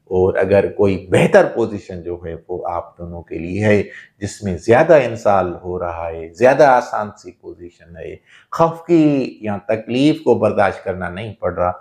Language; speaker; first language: Urdu; non-native, local second language; Sindhi